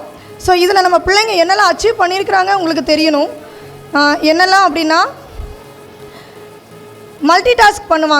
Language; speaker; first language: Tamil; native; Tamil